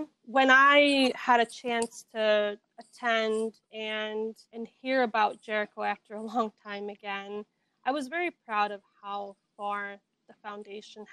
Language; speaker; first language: English; native; English